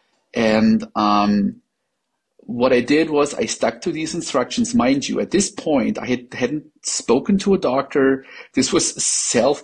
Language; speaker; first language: English; non-native, fluent; German